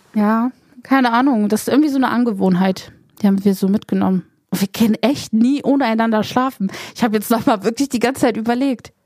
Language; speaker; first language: German; early bilingual, other home language; Polish